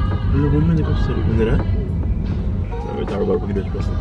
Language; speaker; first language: Norwegian; early bilingual, other home language; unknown